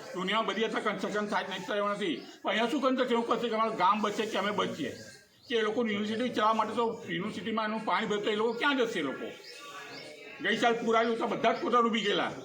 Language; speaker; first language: Gujarati; native; Gujarati